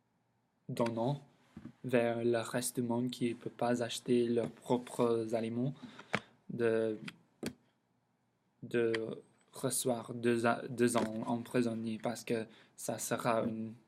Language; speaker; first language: French; non-native, learner; English